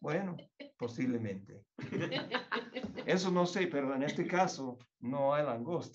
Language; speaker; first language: Spanish; non-native, fluent; English